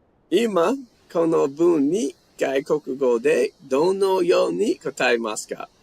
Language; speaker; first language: Japanese; non-native, fluent; English